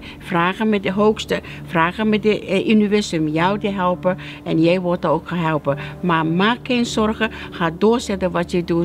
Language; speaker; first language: Dutch; non-native, learner; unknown